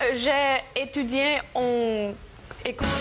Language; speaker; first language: French; non-native, learner; German